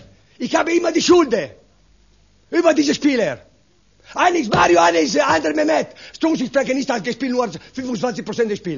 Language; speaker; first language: German; non-native, learner; Italian